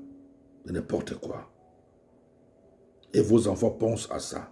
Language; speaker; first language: French; non-native, local second language; Lingala